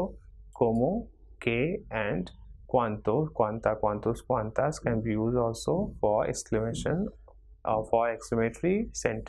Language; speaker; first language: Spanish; non-native, fluent; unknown